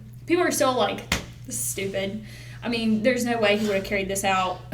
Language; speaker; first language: English; native; English